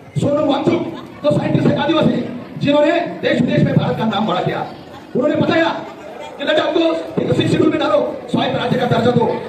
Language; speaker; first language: Hindi; non-native, local second language; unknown